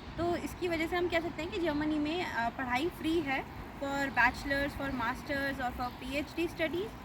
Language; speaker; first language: Hindi; native; Hindi